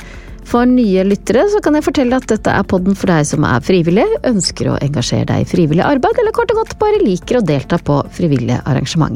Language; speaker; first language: Norwegian; native; Norwegian